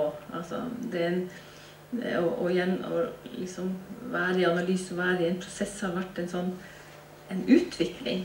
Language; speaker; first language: Norwegian; native; Norwegian